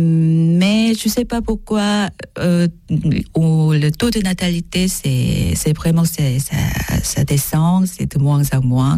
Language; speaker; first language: French; non-native, learner; Korean